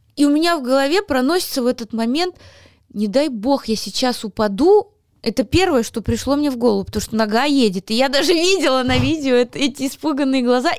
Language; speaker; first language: Russian; native; Russian